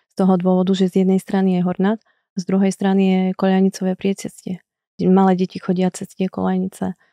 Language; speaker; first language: Slovak; native; Slovak